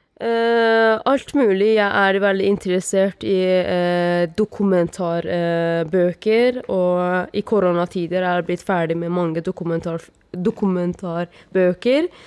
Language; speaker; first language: Norwegian; non-native, fluent; Persian